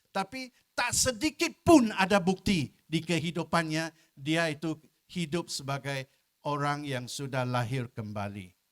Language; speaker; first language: Malay; non-native, local second language; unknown